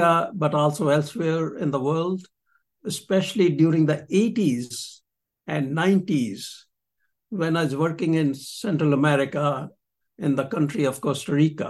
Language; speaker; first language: English; non-native, local second language; Punjabi